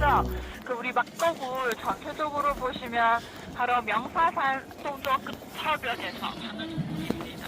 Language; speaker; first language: Korean; non-native, fluent; Chinese